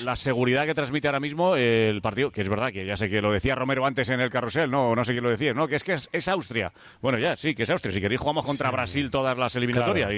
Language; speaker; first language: Spanish; native; Spanish